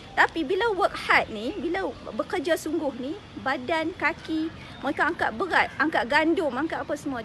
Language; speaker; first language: Malay; native; Malay